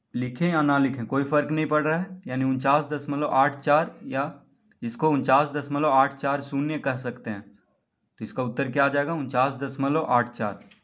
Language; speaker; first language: Hindi; native; Hindi